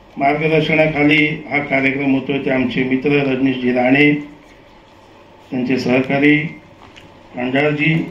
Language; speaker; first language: Marathi; native; Marathi